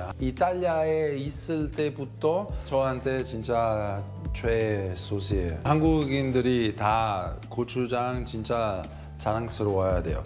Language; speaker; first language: Korean; non-native, fluent; Italian